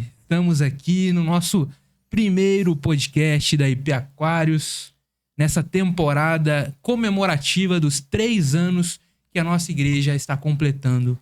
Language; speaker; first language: Portuguese; native; Portuguese